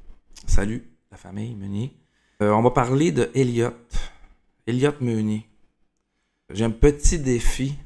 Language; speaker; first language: French; native; French